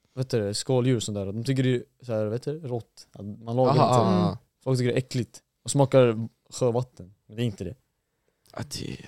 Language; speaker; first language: Swedish; early bilingual, other home language; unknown